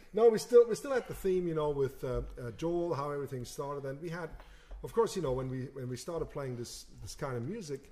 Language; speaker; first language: English; non-native, fluent; German